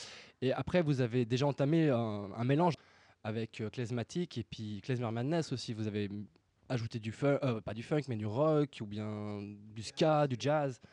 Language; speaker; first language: French; native; French